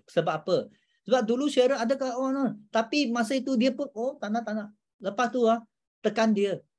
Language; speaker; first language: Malay; non-native, local second language; Chinese